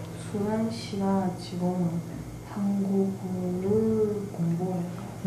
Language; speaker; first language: Korean; non-native, learner; Chinese